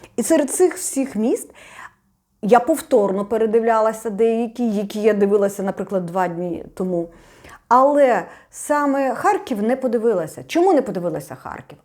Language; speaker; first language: Ukrainian; non-native, local second language; Russian